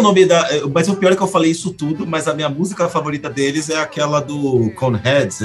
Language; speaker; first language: Portuguese; native; Portuguese